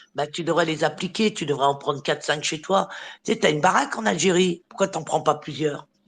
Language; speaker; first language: French; early bilingual, other home language; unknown